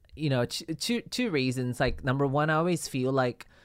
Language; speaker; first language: English; non-native, local second language; Cantonese